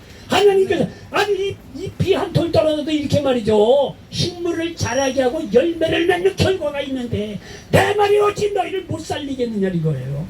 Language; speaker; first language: Korean; native; Korean